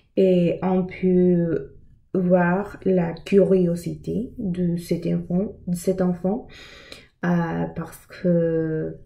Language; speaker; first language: French; non-native, learner; English